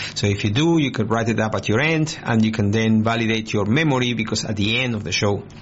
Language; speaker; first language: English; non-native, fluent; Spanish